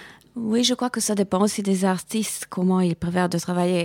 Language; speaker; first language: French; non-native, fluent; Hungarian